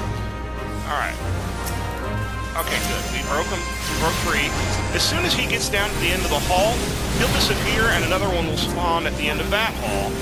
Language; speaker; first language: English; native; English